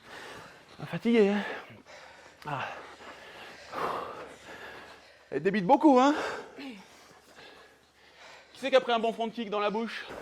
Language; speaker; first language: French; native; French